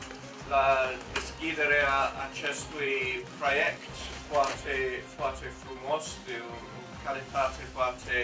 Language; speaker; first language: Romanian; non-native, learner; English